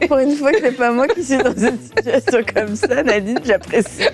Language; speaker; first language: French; native; French